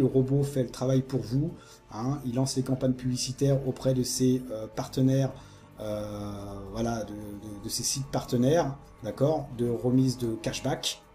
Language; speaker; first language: French; native; French